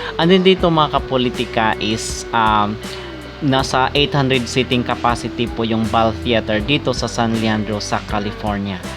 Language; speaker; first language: Filipino; native; Filipino